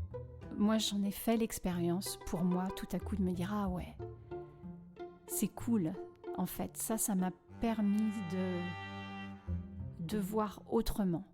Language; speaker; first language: French; native; French